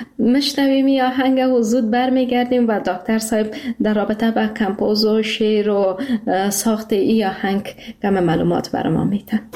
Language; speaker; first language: Persian; native; Persian